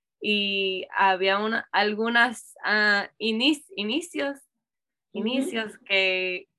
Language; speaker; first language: Spanish; non-native, learner; English